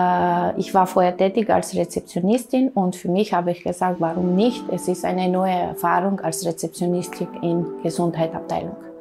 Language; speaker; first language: German; non-native, fluent; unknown